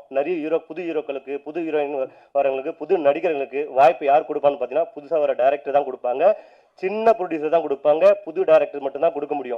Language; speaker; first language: Tamil; native; Tamil